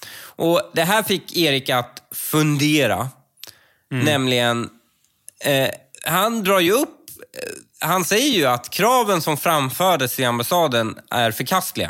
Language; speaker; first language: Swedish; early bilingual, other home language; Persian